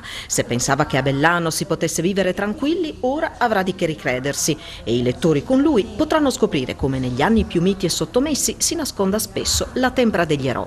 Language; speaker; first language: Italian; native; Italian